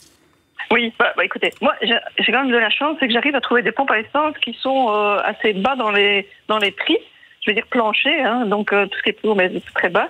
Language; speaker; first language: French; native; French